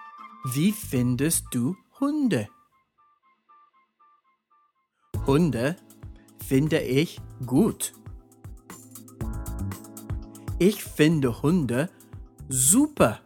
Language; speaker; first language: German; non-native, fluent; English